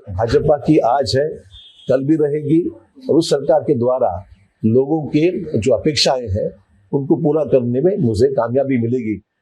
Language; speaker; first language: Hindi; non-native, local second language; Marathi